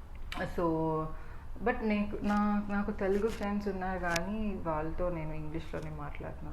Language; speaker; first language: Telugu; non-native, learner; Tamil